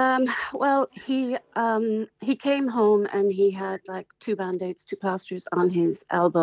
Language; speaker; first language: English; native; English